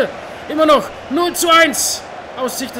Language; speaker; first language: German; native; German